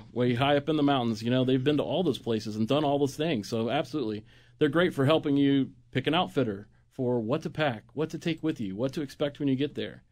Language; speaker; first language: English; native; English